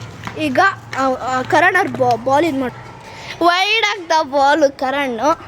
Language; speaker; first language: Kannada; native; Kannada